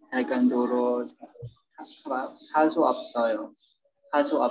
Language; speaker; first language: Korean; non-native, learner; Burmese